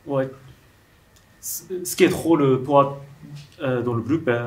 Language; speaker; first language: French; non-native, learner; Japanese